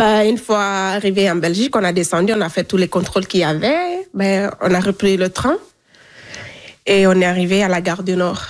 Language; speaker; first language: French; non-native, local second language; Fula